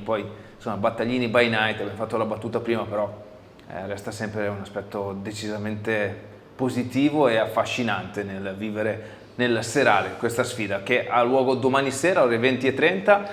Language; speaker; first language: Italian; native; Italian